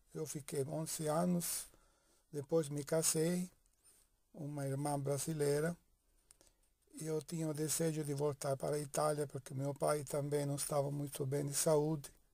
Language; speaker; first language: Portuguese; non-native, fluent; Italian